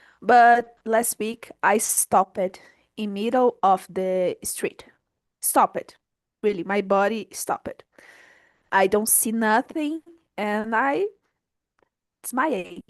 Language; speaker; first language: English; non-native, learner; Portuguese